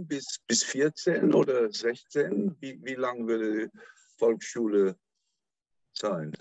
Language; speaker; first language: German; non-native, learner; English